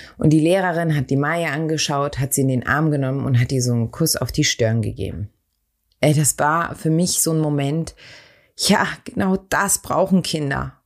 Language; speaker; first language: German; early bilingual, other home language; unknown